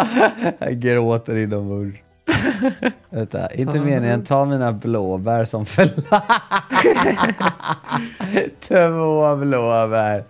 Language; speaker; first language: Swedish; native; Swedish